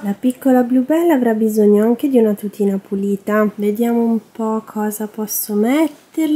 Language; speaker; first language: Italian; native; Italian